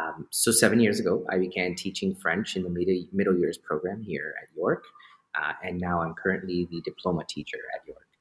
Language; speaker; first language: English; native; English